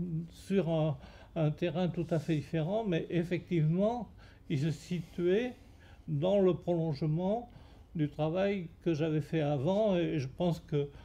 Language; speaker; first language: French; native; French